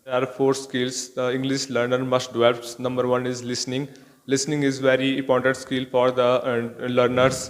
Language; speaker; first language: English; non-native, learner; Hindi